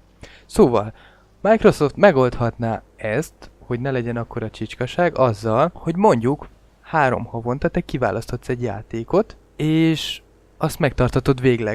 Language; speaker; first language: Hungarian; native; Hungarian